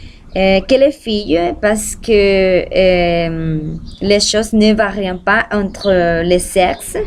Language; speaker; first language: French; non-native, learner; Spanish